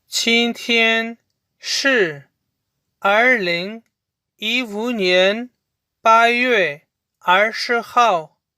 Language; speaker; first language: Chinese; non-native, fluent; Urdu